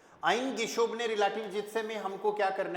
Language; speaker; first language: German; non-native, fluent; Hindi